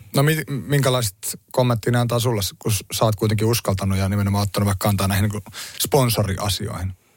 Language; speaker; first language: Finnish; native; Finnish